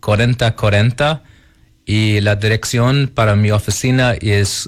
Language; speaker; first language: Spanish; non-native, learner; Portuguese